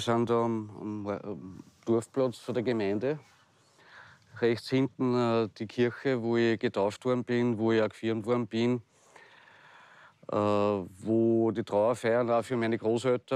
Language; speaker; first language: German; native; German